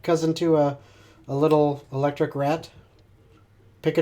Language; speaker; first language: English; native; English